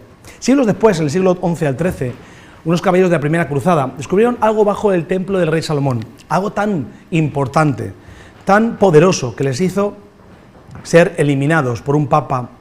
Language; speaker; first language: Spanish; native; Spanish